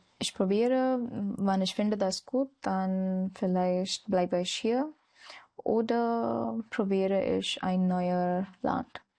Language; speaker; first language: German; non-native, learner; Marathi